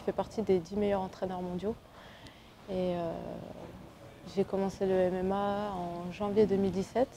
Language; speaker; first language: French; early bilingual, other home language; Arabic